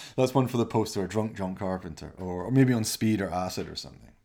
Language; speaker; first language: English; native; English